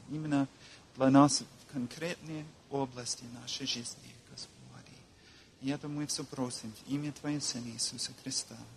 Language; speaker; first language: Russian; non-native, learner; English